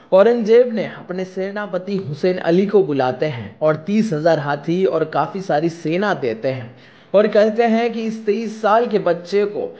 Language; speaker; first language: Hindi; non-native, local second language; Gujarati